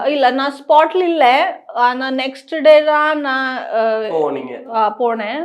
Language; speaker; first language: Tamil; non-native, learner; Malayalam